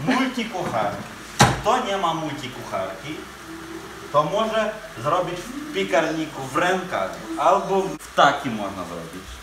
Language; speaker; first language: Polish; non-native, fluent; Ukrainian